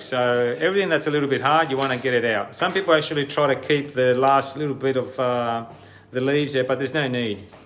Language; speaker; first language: English; early bilingual, other home language; Italian